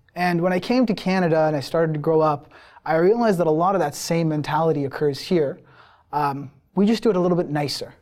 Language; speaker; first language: English; early bilingual, other home language; Persian